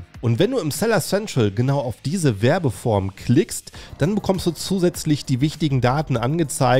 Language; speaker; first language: German; native; German